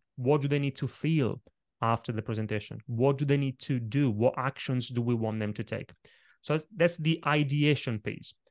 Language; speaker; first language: English; non-native, fluent; Italian